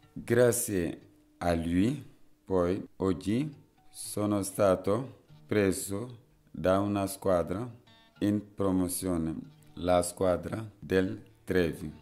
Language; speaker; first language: Italian; non-native, fluent; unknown